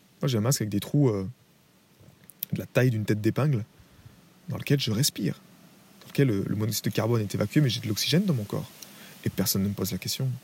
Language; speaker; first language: French; native; French